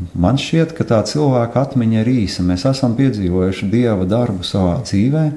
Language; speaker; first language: Latvian; native; Latvian